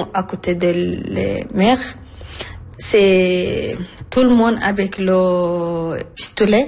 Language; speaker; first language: French; non-native, learner; Arabic